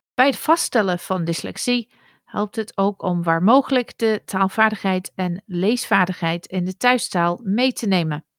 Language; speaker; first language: Dutch; non-native, fluent; English